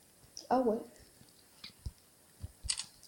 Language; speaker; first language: French; native; French